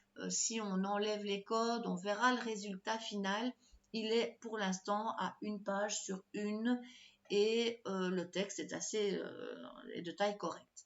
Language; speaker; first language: French; native; French